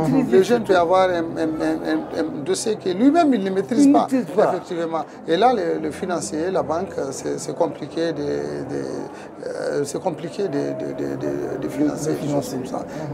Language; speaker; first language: French; non-native, local second language; Tamasheq